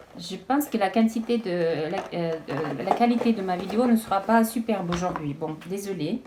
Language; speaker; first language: French; non-native, fluent; Russian